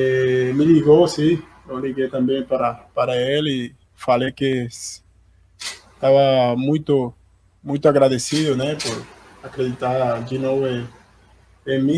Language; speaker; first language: Portuguese; non-native, fluent; Spanish